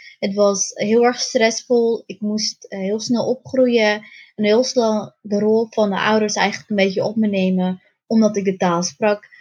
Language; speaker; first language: Dutch; early bilingual, other home language; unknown